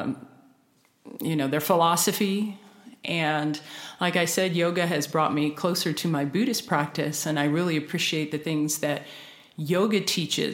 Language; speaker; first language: English; native; English